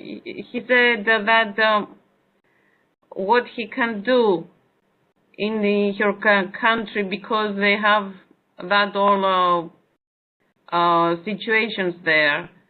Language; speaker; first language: English; non-native, learner; Greek